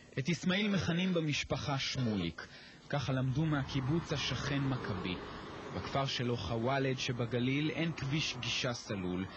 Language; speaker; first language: Hebrew; native; Hebrew